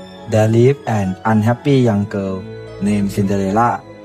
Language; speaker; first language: English; non-native, learner; Thai